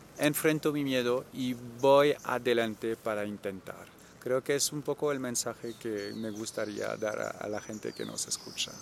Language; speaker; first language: Spanish; non-native, fluent; French